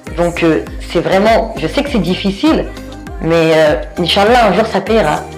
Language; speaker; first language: French; early bilingual, other home language; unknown